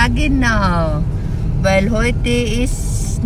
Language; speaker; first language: German; non-native, learner; Filipino